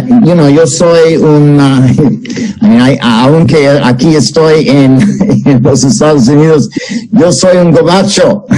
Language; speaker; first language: Spanish; non-native, fluent; English